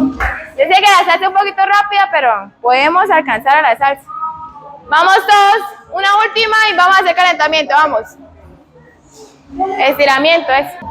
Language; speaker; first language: Spanish; native; Spanish